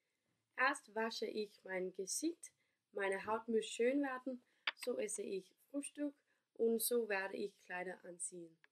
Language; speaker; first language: German; non-native, learner; Danish